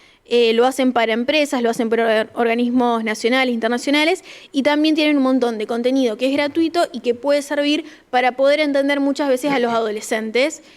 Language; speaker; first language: Spanish; native; Spanish